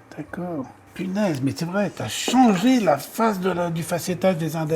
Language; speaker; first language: French; native; French